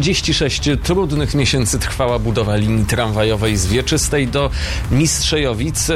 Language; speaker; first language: Polish; native; Polish